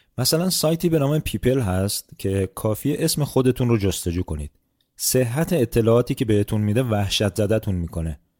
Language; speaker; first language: Persian; native; Persian